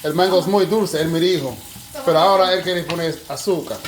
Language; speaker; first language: Spanish; non-native, learner; English